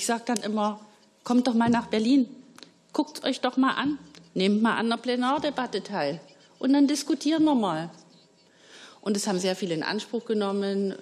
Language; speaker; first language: German; native; German